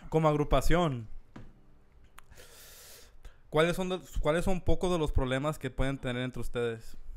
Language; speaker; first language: Spanish; early bilingual, heritage; Spanish